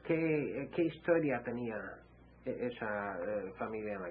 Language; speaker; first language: Spanish; non-native, fluent; English